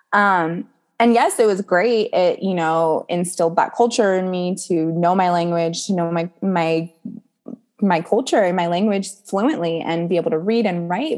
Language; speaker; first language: English; native; English